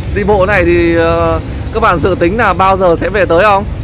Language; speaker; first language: Vietnamese; native; Vietnamese